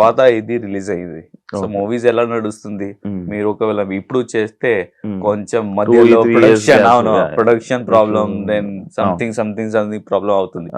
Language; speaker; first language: Telugu; non-native, learner; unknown